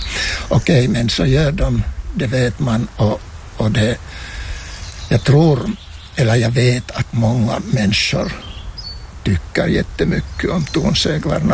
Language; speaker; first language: Swedish; non-native, local second language; Finnish